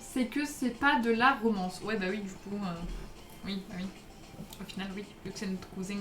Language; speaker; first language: French; native; French